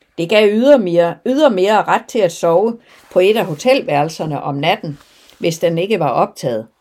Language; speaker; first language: Danish; native; Danish